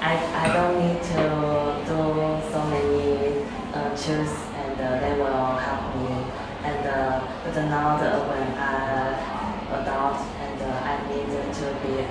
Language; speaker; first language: English; non-native, learner; Chinese